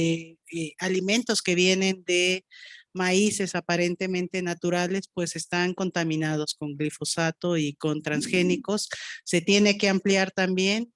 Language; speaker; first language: Spanish; native; Spanish